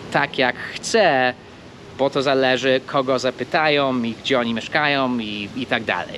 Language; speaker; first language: Polish; non-native, fluent; English